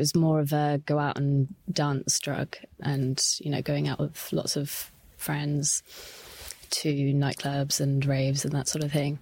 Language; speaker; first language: English; native; English